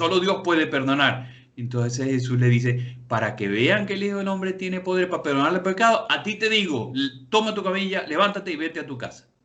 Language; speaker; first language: Spanish; native; Spanish